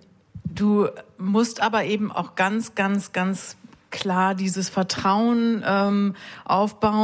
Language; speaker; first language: German; native; German